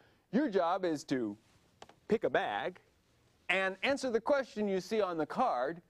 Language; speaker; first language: English; native; English